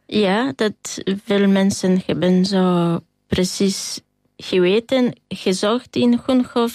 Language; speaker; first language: Dutch; non-native, learner; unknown